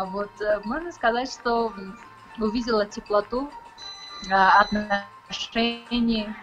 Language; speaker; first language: Russian; non-native, fluent; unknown